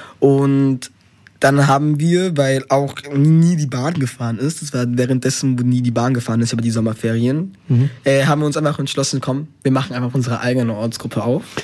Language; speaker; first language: German; early bilingual, other home language; Spanish